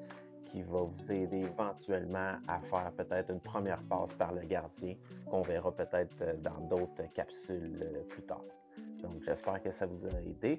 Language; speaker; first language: French; native; French